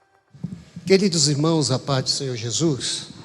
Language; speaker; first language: Portuguese; native; Portuguese